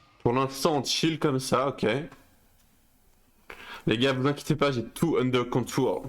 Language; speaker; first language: French; native; French